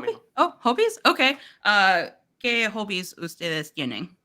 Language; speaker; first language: Spanish; non-native, learner; English